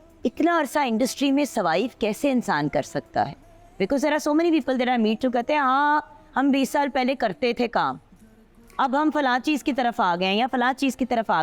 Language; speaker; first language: Urdu; native; Urdu